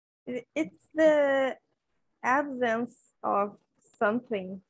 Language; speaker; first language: English; non-native, learner; Portuguese